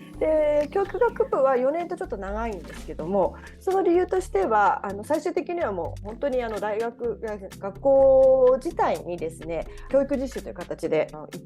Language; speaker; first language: Japanese; native; Japanese